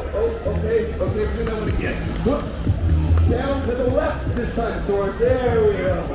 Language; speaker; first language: English; native; English